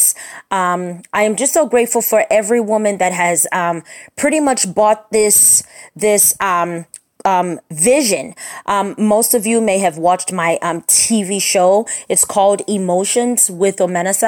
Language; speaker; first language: English; native; English